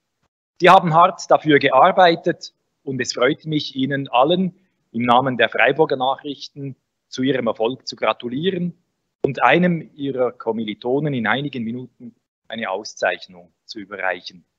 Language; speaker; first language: German; native; German